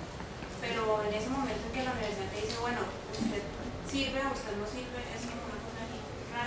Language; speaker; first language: Spanish; non-native, learner; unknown